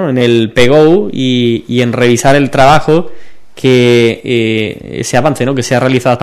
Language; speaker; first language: Spanish; native; Spanish